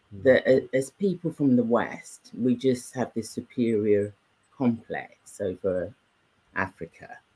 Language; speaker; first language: English; native; English